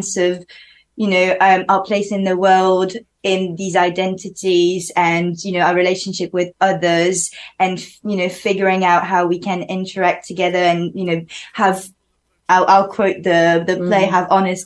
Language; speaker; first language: English; non-native, fluent; French